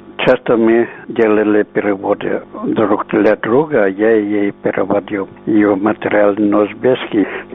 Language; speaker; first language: Russian; non-native, local second language; Uzbek